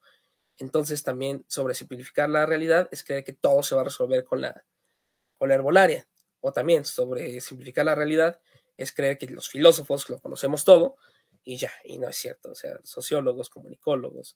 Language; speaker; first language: Spanish; native; Spanish